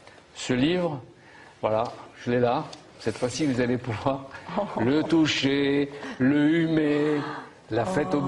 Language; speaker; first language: French; native; French